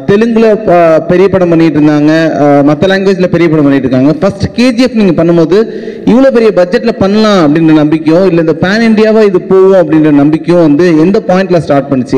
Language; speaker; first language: Tamil; native; Tamil